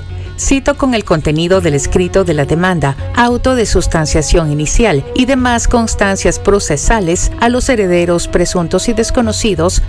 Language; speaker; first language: Spanish; native; Spanish